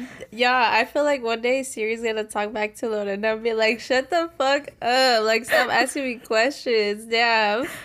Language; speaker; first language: English; native; English